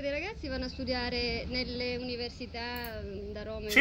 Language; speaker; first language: Italian; native; Italian